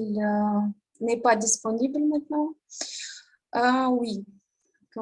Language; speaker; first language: French; non-native, learner; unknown